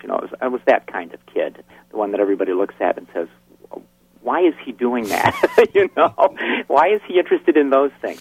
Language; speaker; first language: English; native; English